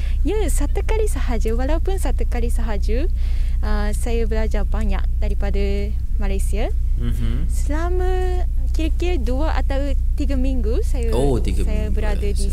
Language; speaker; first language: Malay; non-native, fluent; Japanese